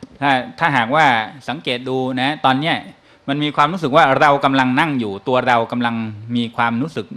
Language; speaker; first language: Thai; native; Thai